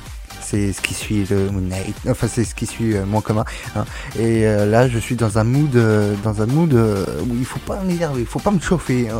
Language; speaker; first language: French; native; French